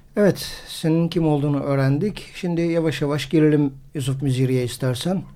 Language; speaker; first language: Turkish; native; Turkish